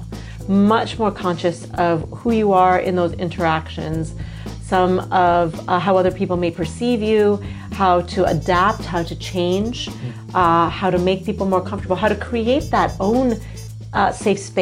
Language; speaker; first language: English; native; English